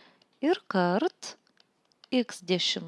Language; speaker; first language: Lithuanian; native; Lithuanian